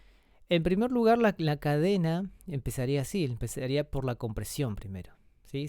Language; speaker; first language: Spanish; native; Spanish